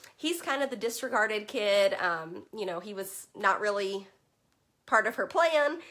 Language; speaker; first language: English; native; English